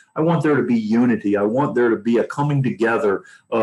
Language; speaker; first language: English; native; English